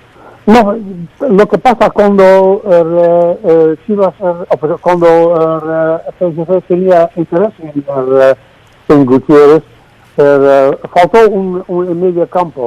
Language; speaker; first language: Spanish; non-native, fluent; Dutch